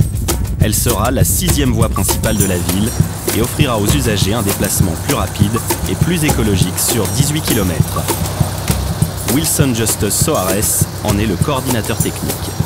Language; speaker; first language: French; native; French